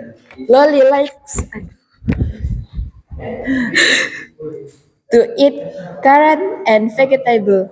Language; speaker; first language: English; non-native, learner; Indonesian